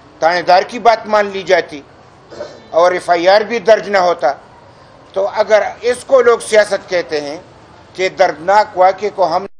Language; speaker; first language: Urdu; non-native, local second language; Pashto